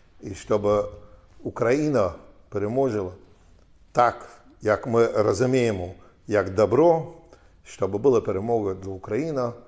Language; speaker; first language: Ukrainian; non-native, fluent; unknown